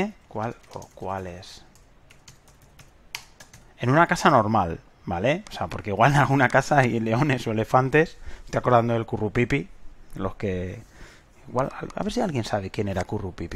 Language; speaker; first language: Spanish; native; Spanish